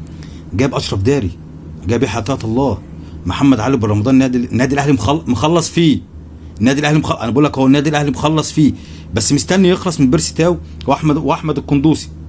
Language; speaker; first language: Arabic; native; Arabic